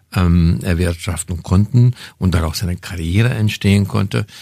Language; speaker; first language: German; non-native, fluent; Hungarian